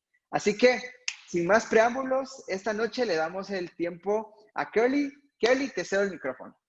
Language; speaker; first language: Spanish; native; Spanish